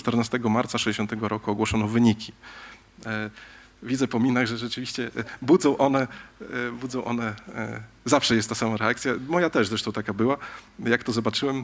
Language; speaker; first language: Polish; native; Polish